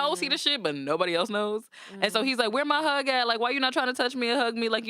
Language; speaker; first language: English; native; English